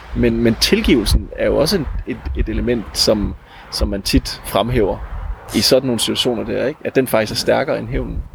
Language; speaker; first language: Danish; native; Danish